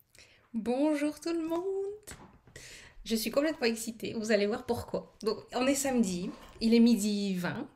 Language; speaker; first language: French; native; French